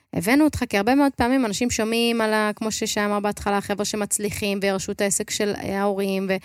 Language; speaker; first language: Hebrew; native; Hebrew